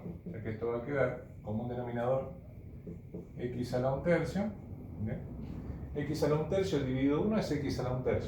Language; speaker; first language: Spanish; native; Spanish